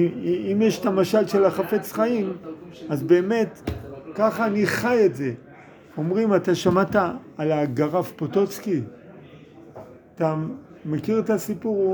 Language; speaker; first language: Hebrew; non-native, fluent; English